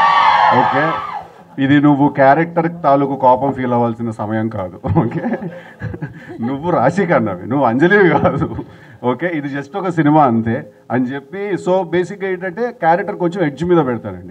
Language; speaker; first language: Telugu; native; Telugu